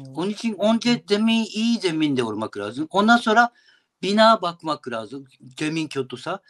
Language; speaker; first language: Turkish; non-native, learner; Japanese